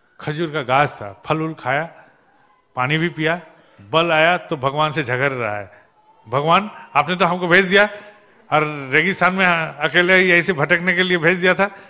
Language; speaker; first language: Hindi; non-native, local second language; Bangla